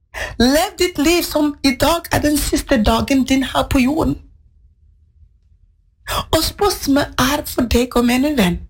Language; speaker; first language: Norwegian; non-native, fluent; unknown